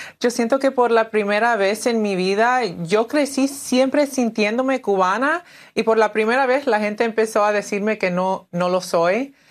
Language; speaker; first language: Spanish; early bilingual, heritage; Spanish